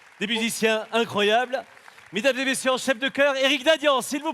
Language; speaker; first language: French; native; French